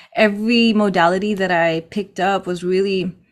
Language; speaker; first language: English; early bilingual, other home language; Filipino